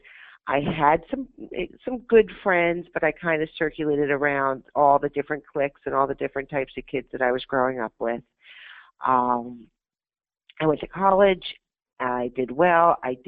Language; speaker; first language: English; native; English